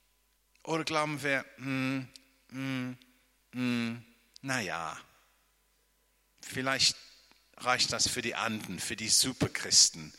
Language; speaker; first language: German; non-native, fluent; English